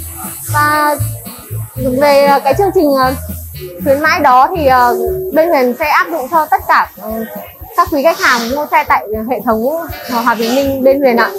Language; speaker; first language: Vietnamese; native; Vietnamese